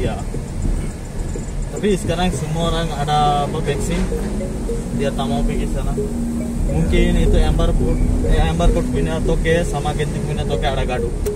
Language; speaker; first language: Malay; non-native, learner; Bangla